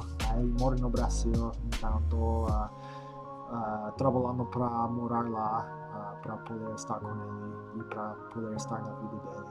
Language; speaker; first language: Portuguese; non-native, fluent; English